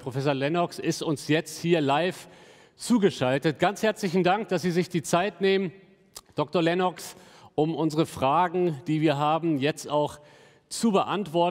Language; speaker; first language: German; native; German